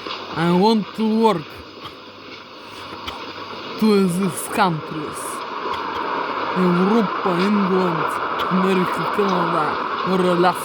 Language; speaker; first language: English; non-native, learner; Russian